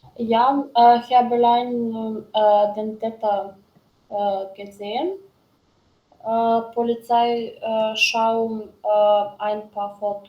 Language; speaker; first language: German; non-native, learner; Macedonian